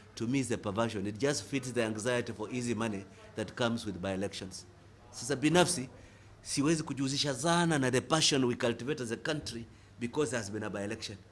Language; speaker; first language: English; non-native, local second language; Swahili